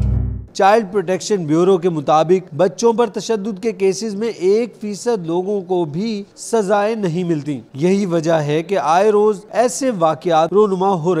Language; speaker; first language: Urdu; native; Urdu